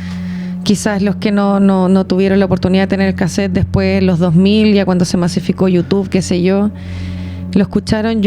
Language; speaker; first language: Spanish; native; Spanish